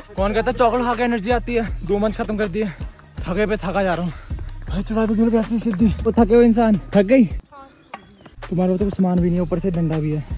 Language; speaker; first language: Hindi; native; Hindi